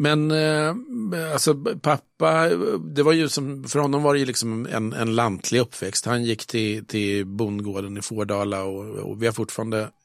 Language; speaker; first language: Swedish; native; Swedish